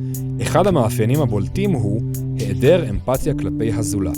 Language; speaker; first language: Hebrew; native; Hebrew